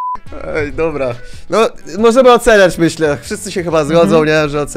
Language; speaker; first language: Polish; native; Polish